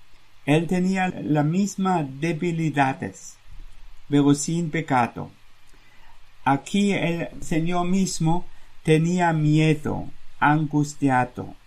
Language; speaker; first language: Spanish; non-native, fluent; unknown